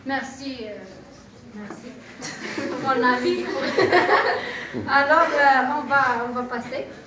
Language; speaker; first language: French; non-native, learner; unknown